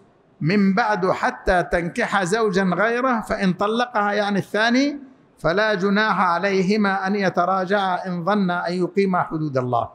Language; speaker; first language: Arabic; native; Arabic